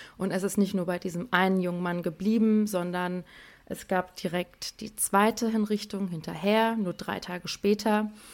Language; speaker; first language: German; early bilingual, other home language; Persian